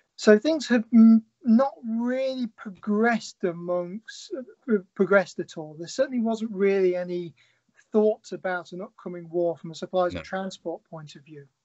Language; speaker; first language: English; native; English